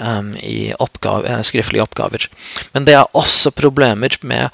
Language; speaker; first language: Norwegian; non-native, fluent; English